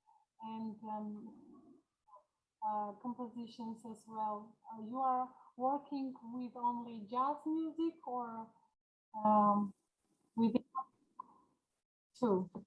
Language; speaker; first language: English; non-native, learner; Georgian